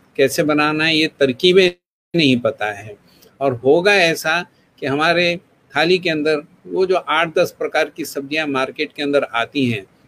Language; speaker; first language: Hindi; non-native, local second language; Gujarati